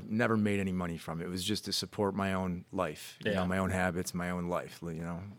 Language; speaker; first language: English; native; English